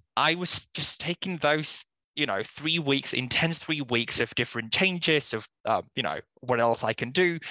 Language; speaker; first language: English; non-native, fluent; Spanish